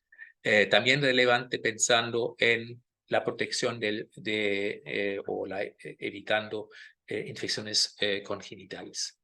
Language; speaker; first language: Spanish; non-native, fluent; German